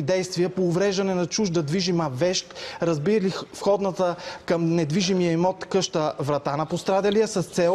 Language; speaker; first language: Bulgarian; native; Bulgarian